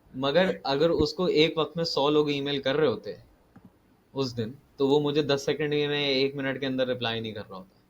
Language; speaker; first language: Urdu; native; Urdu